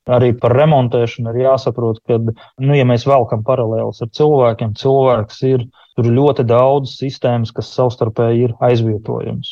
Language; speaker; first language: Latvian; native; Latvian